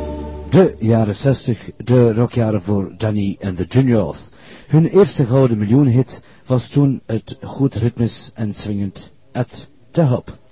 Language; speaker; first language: Dutch; native; Dutch